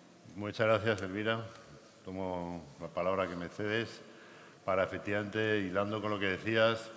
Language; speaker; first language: Spanish; native; Spanish